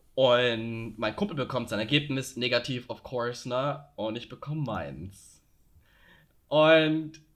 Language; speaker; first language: German; native; German